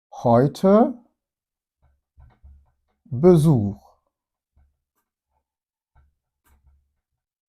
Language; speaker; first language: German; non-native, fluent; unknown